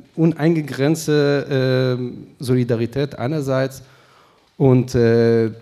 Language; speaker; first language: German; non-native, fluent; Hebrew